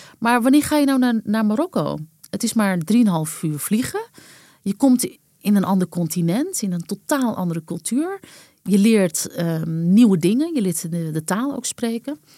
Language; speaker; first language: Dutch; early bilingual, other home language; Arabic